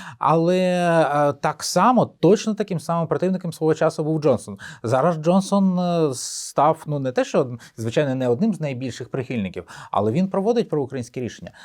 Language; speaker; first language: Ukrainian; native; Ukrainian